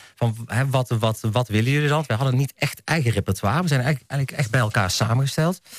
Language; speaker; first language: Dutch; native; Dutch